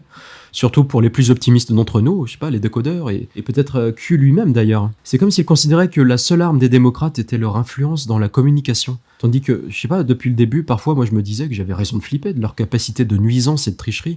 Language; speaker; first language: French; native; French